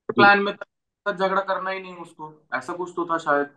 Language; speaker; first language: Hindi; non-native, local second language; Marathi